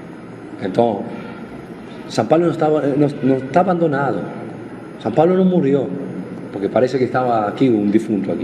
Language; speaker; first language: Portuguese; non-native, fluent; Spanish